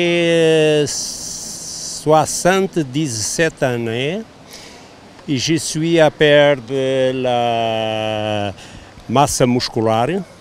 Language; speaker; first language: French; non-native, learner; Portuguese